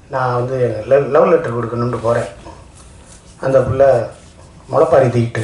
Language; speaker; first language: Tamil; native; Tamil